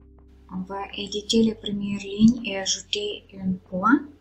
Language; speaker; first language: French; non-native, fluent; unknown